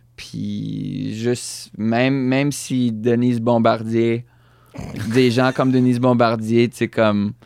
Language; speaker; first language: French; native; French